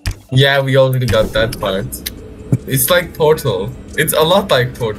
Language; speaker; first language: English; non-native, fluent; Turkish